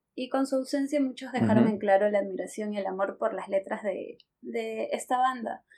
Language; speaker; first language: Spanish; native; Spanish